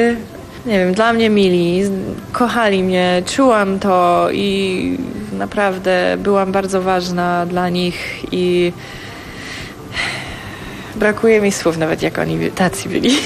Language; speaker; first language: Polish; non-native, fluent; English